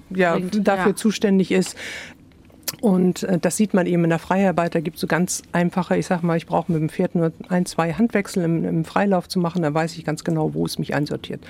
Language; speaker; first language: German; native; German